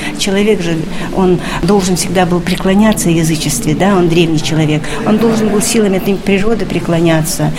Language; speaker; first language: Russian; non-native, local second language; Udmurt